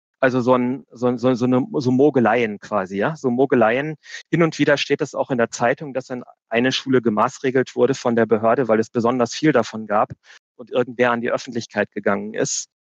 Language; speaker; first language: German; native; German